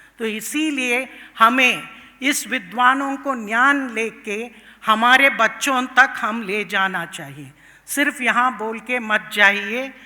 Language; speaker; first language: Hindi; non-native, local second language; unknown